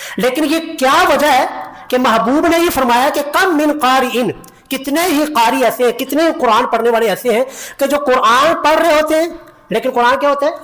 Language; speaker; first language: Urdu; non-native, local second language; Punjabi